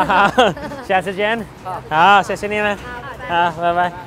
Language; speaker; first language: Chinese; non-native, learner; English